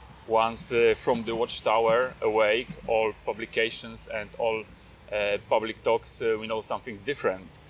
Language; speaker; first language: English; non-native, fluent; Polish